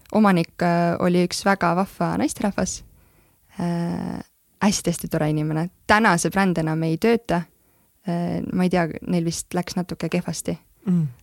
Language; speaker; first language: Estonian; native; Estonian